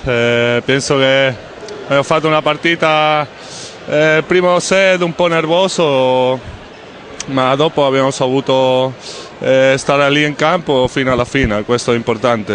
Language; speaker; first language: Italian; non-native, learner; Spanish